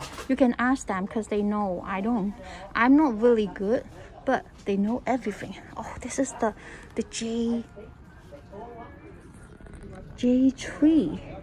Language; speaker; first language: English; non-native, learner; Cantonese